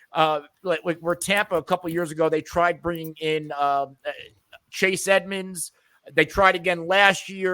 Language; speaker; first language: English; native; English